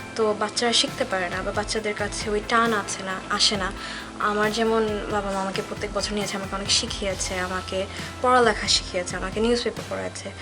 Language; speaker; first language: Bangla; early bilingual, heritage; Bangla